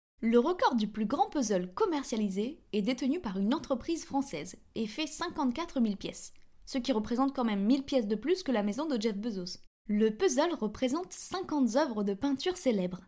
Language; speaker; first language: French; native; French